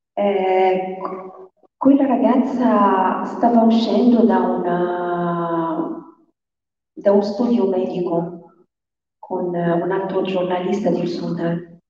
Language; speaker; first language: Italian; non-native, fluent; Arabic